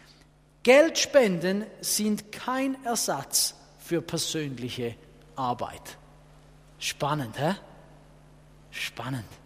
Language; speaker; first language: German; non-native, fluent; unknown